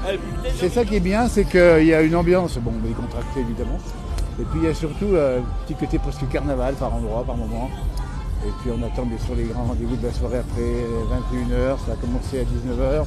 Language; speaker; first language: French; native; French